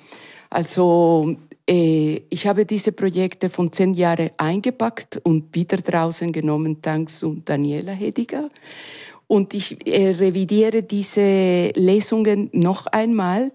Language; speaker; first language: German; non-native, learner; Spanish